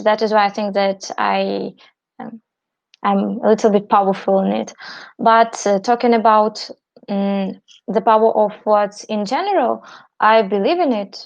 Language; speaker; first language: English; non-native, fluent; Russian